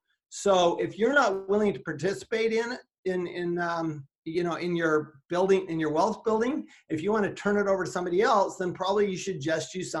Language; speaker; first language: English; native; English